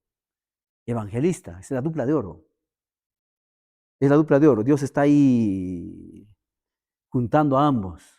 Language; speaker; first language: Spanish; native; Spanish